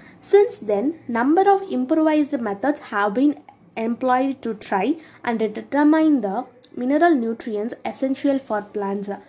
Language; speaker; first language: English; non-native, local second language; Tamil